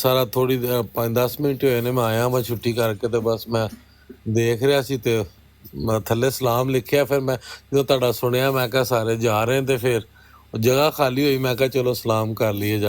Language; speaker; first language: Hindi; non-native, local second language; Punjabi